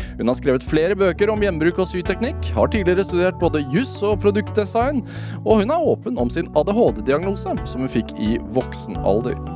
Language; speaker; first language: Norwegian; native; Norwegian